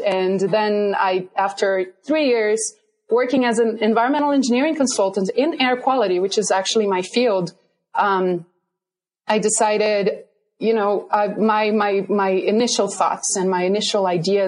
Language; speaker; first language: English; non-native, fluent; Portuguese